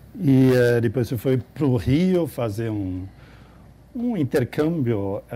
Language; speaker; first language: Portuguese; non-native, fluent; German